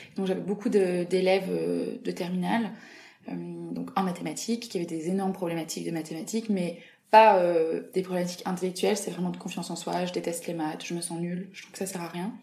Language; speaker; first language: French; native; French